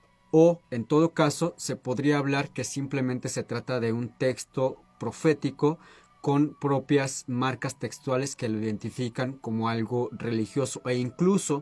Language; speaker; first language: Spanish; native; Spanish